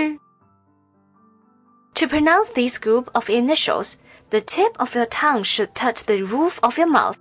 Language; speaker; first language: English; non-native, fluent; Chinese